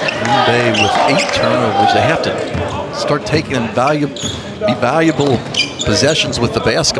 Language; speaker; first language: English; native; English